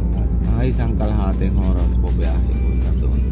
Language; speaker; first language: Filipino; non-native, local second language; Bikol